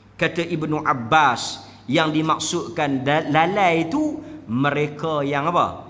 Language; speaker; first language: Malay; native; Malay